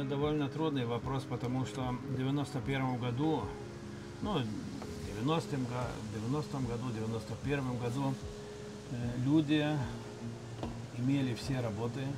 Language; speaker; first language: Russian; non-native, local second language; Lithuanian